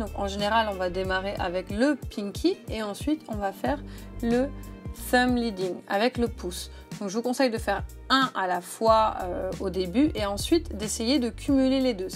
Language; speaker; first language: French; native; French